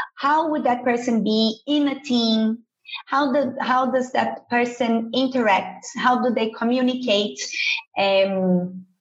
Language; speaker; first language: English; non-native, fluent; Portuguese